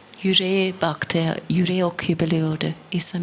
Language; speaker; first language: Turkish; non-native, fluent; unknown